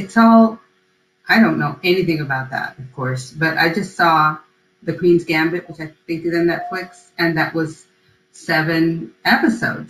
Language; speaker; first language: English; early bilingual, other home language; Spanish